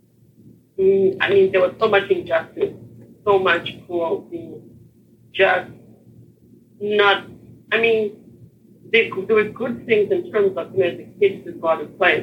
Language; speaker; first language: English; non-native, local second language; Shona